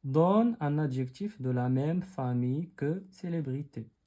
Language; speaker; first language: French; non-native, local second language; Arabic